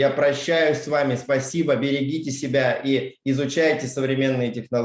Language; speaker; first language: Russian; native; Russian